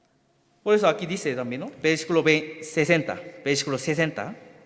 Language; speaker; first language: Spanish; non-native, fluent; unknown